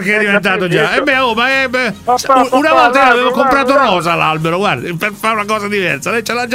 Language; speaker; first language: Italian; native; Italian